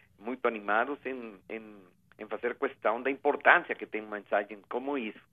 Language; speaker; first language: Portuguese; non-native, fluent; Spanish